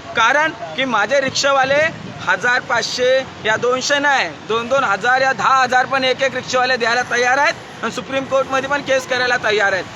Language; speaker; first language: Marathi; non-native, local second language; Hindi